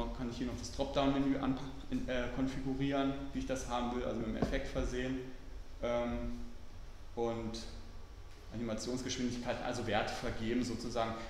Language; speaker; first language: German; native; German